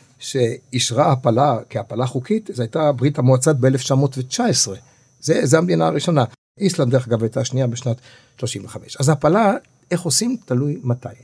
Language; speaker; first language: Hebrew; native; Hebrew